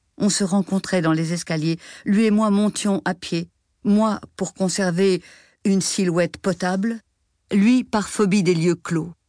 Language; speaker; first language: French; native; French